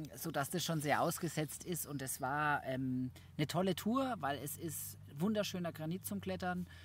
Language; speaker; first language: German; native; German